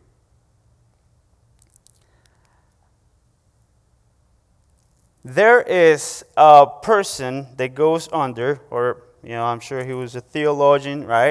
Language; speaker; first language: English; non-native, fluent; Spanish